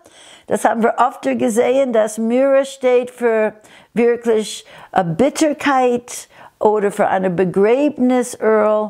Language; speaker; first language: German; non-native, fluent; English